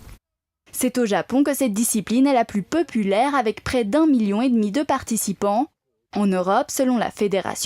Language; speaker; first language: French; native; French